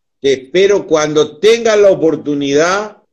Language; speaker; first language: Portuguese; non-native, learner; Spanish